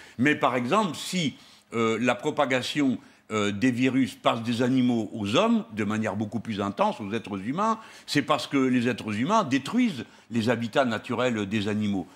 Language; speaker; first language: French; native; French